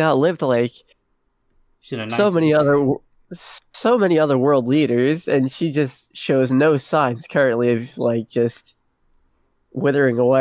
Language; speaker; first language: English; native; English